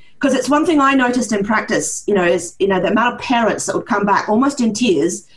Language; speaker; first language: English; early bilingual, heritage; Norwegian